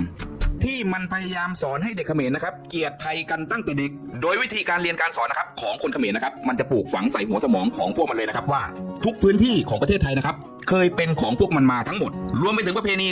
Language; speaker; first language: Thai; native; Thai